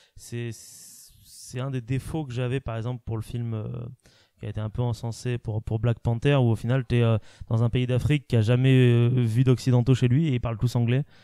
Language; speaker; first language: French; native; French